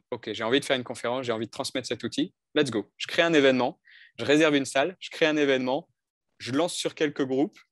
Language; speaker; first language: French; native; French